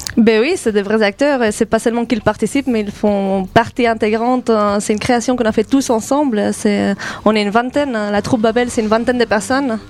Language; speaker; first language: French; native; French